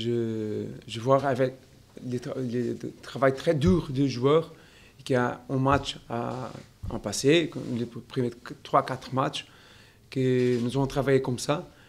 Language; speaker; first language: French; non-native, learner; Portuguese